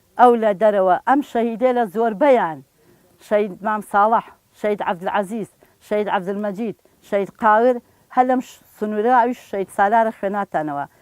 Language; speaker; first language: Central Kurdish; native; Central Kurdish